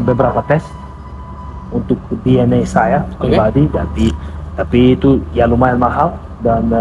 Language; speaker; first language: Indonesian; non-native, fluent; Serbian